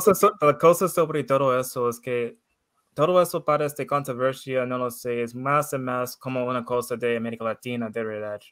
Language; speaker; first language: Spanish; non-native, learner; English